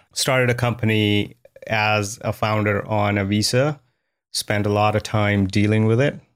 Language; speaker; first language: English; non-native, local second language; Hindi